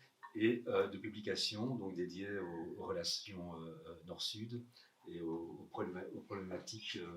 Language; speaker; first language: French; native; French